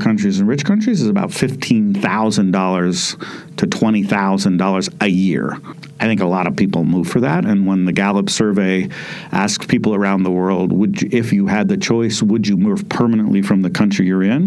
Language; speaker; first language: English; native; English